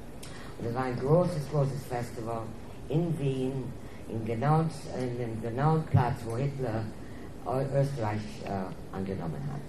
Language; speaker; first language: German; non-native, fluent; English